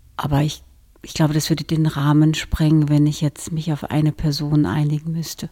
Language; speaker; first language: German; early bilingual, other home language; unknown